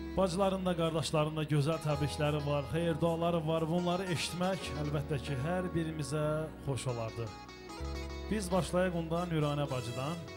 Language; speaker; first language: Azerbaijani; non-native, local second language; Avaric